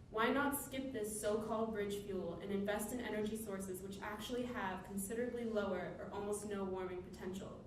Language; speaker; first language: English; native; English